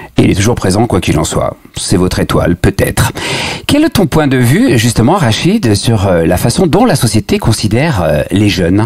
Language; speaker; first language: French; native; French